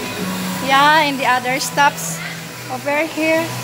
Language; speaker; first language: English; non-native, local second language; Filipino